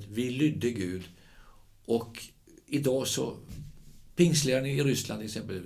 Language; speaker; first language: Swedish; native; Swedish